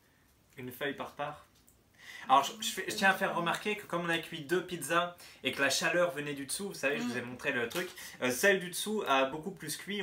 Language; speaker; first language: French; native; French